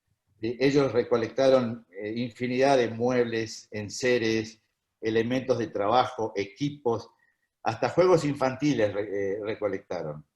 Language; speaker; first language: Spanish; native; Spanish